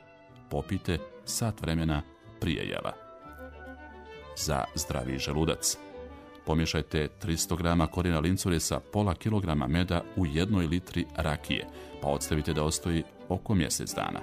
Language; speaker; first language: Croatian; native; Croatian